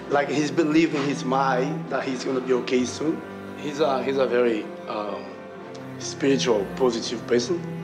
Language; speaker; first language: English; non-native, fluent; Portuguese